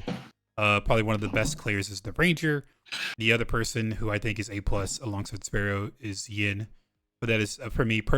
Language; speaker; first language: English; native; English